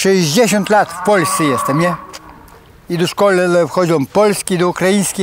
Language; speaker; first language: Polish; non-native, local second language; Ukrainian